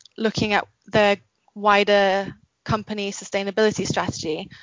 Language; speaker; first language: English; native; English